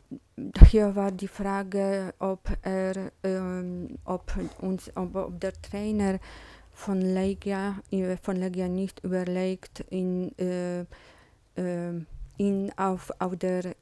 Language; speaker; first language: German; non-native, fluent; Polish